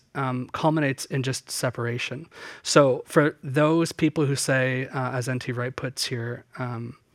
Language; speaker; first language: English; native; English